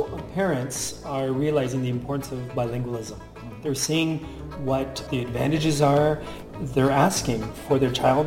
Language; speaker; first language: English; non-native, local second language; French